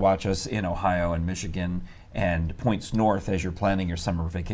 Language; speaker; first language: English; native; English